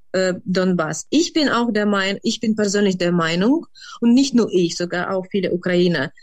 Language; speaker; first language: German; non-native, fluent; Ukrainian